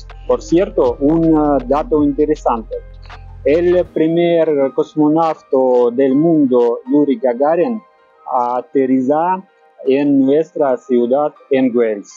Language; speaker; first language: Spanish; non-native, learner; Russian